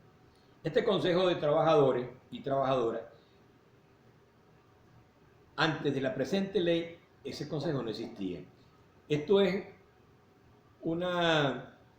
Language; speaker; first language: Spanish; native; Spanish